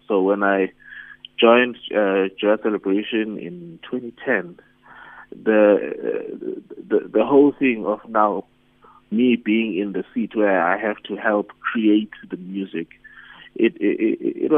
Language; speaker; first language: English; non-native, local second language; Zulu